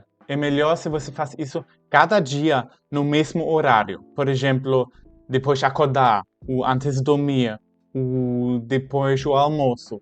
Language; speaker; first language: Portuguese; non-native, fluent; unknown